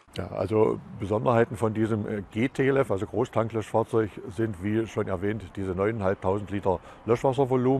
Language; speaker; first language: German; native; German